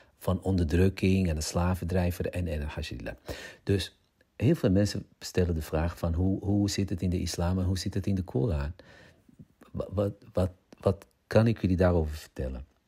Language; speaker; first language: Dutch; early bilingual, other home language; Arabic